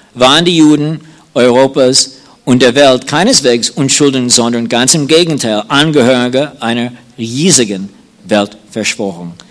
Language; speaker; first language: German; non-native, fluent; English